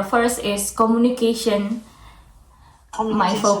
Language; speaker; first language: English; non-native, learner; Indonesian